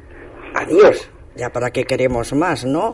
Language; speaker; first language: Spanish; native; Spanish